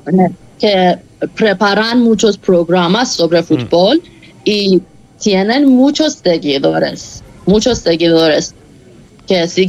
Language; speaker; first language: Spanish; non-native, fluent; Persian